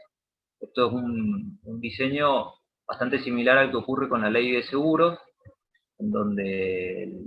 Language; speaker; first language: Spanish; native; Spanish